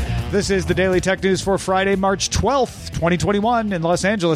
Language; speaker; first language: English; native; English